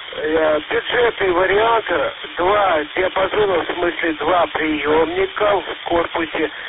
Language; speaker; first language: Russian; native; Russian